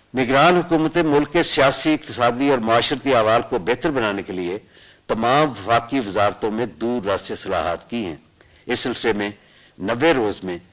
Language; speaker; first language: Urdu; non-native, local second language; Punjabi